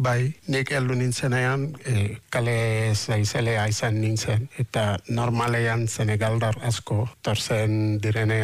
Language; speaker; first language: Basque; non-native, fluent; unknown